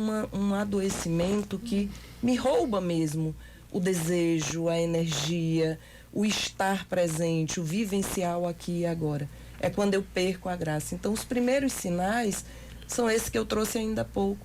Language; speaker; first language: Portuguese; native; Portuguese